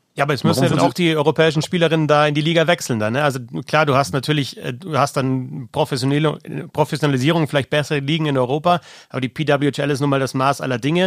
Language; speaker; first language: German; native; German